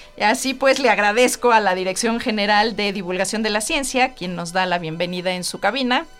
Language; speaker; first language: Spanish; native; Spanish